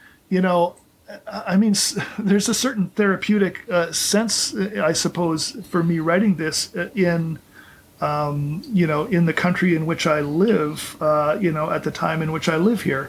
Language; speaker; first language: English; native; English